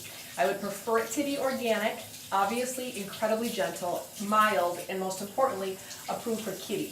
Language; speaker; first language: English; native; English